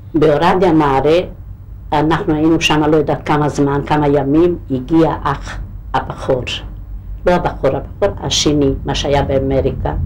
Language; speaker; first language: Hebrew; non-native, local second language; Hungarian